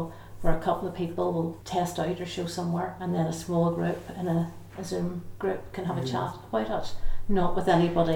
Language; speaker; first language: English; native; English